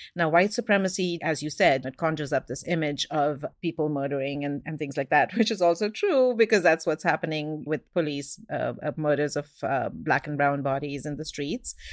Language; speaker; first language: English; non-native, local second language; Hindi